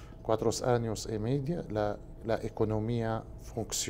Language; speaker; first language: Portuguese; non-native, learner; Spanish